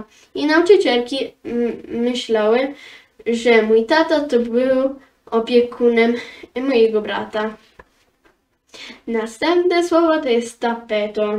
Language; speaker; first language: Polish; early bilingual, heritage; Polish